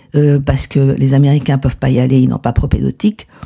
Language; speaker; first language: French; non-native, fluent; Spanish